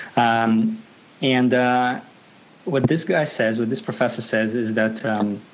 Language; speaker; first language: English; non-native, fluent; Portuguese